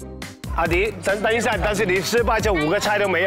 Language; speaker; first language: Chinese; native; Chinese